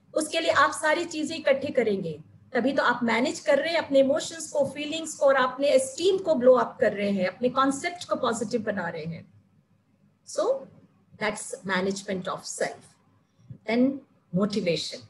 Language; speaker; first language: Hindi; non-native, local second language; Malayalam